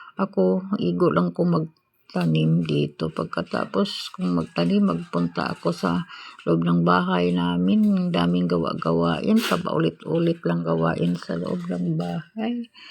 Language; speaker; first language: Filipino; non-native, local second language; Cebuano